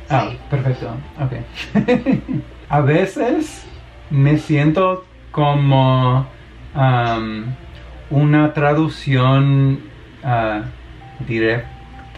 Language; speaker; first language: Spanish; non-native, learner; English